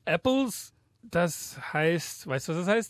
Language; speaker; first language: German; native; German